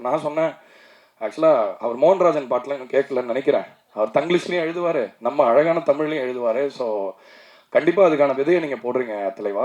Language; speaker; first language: Tamil; native; Tamil